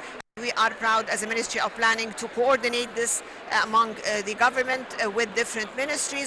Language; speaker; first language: English; non-native, fluent; Arabic